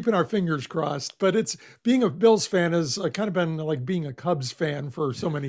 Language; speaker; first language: English; native; English